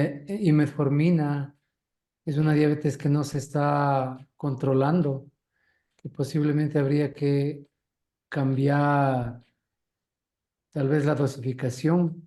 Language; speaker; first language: Spanish; native; Spanish